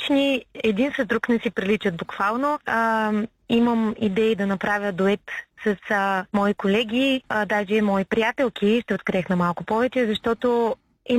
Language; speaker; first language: Bulgarian; native; Bulgarian